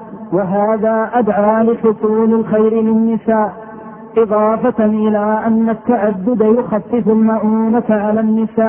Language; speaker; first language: Arabic; native; Arabic